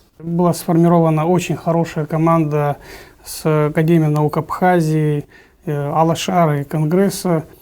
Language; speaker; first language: Russian; non-native, local second language; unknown